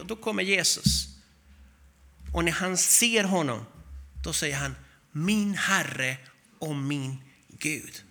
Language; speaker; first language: Swedish; non-native, fluent; Spanish